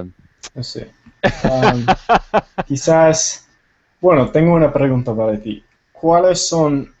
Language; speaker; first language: Spanish; non-native, fluent; Tamil